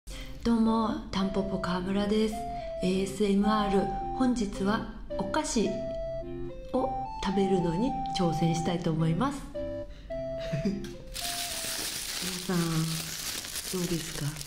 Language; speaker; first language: Japanese; native; Japanese